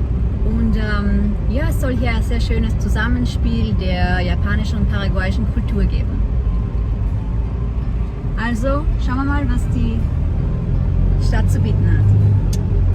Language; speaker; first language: German; native; German